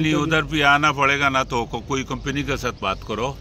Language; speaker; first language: Hindi; non-native, learner; Bangla